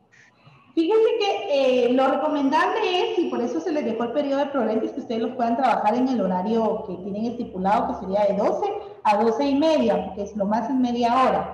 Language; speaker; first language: Spanish; native; Spanish